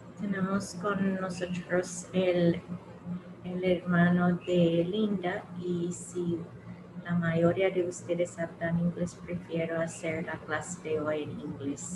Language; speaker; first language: Spanish; non-native, fluent; English